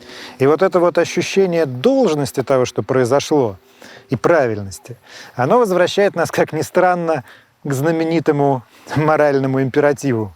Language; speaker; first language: Russian; native; Russian